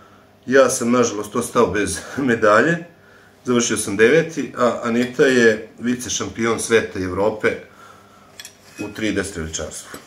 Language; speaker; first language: Serbian; native; Serbian